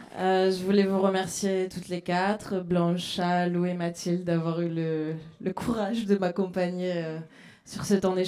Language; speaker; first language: French; native; French